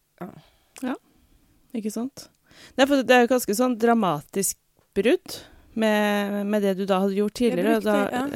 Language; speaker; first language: Norwegian; native; Norwegian